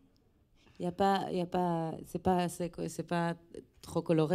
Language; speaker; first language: French; non-native, fluent; Hebrew